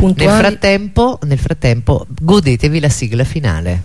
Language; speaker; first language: Italian; native; Italian